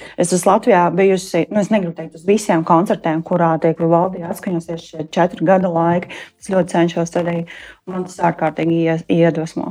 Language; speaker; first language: Latvian; native; Latvian